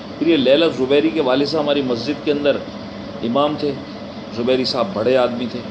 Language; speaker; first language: Urdu; native; Urdu